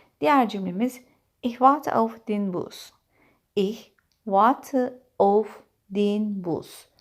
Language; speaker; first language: German; non-native, fluent; Turkish